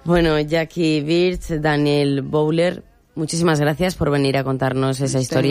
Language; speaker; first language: Spanish; native; Spanish